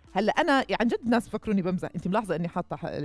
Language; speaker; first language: Arabic; native; Arabic